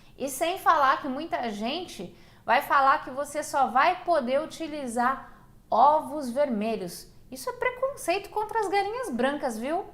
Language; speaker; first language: Portuguese; native; Portuguese